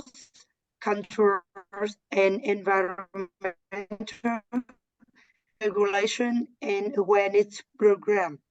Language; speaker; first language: English; non-native, learner; Vietnamese